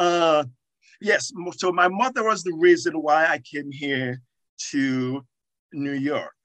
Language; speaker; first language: English; non-native, fluent; Haitian Creole